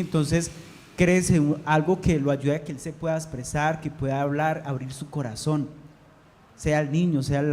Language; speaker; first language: Spanish; native; Spanish